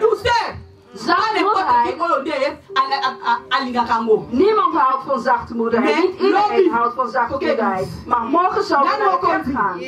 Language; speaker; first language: Dutch; non-native, fluent; Lingala